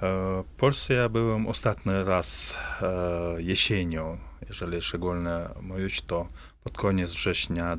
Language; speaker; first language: Polish; non-native, fluent; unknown